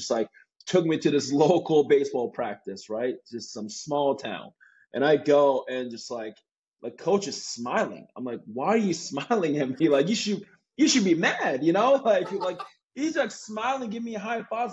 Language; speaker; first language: English; non-native, fluent; Korean